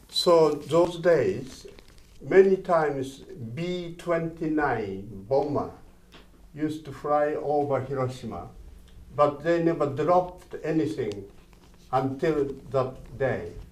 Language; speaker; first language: English; non-native, fluent; Japanese